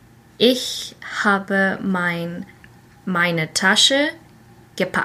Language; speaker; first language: German; non-native, learner; English